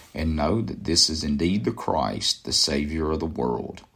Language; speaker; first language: English; native; English